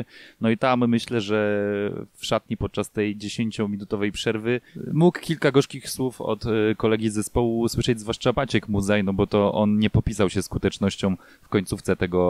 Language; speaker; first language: Polish; native; Polish